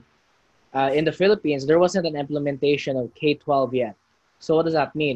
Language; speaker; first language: English; non-native, local second language; Cebuano